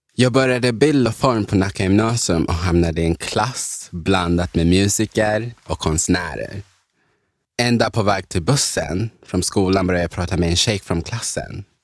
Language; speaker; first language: Swedish; early bilingual, other home language; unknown